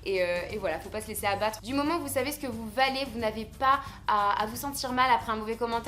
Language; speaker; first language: French; native; French